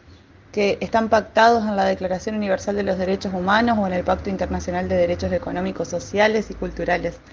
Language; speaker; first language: Spanish; native; Spanish